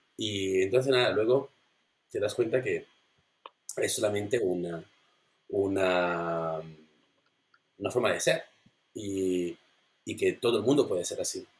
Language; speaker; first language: Spanish; non-native, fluent; Italian